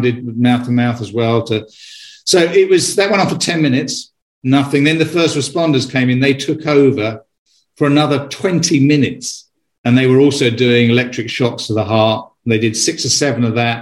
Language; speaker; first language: English; native; English